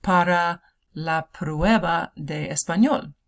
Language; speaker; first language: Spanish; non-native, fluent; English